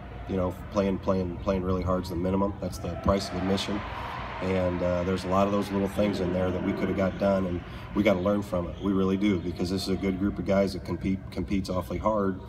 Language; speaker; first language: English; native; English